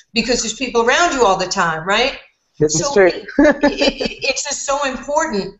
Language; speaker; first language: English; native; English